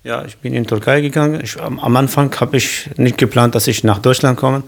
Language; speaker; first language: German; non-native, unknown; Kurdish